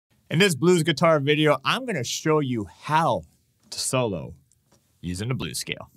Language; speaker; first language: English; native; English